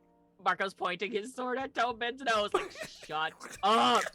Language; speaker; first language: English; native; English